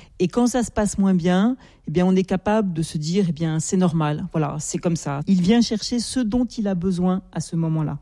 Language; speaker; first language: French; native; French